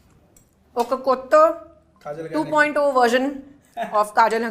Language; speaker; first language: Telugu; non-native, local second language; Hindi